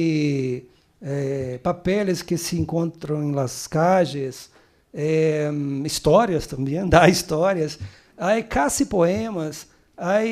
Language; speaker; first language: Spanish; non-native, learner; Portuguese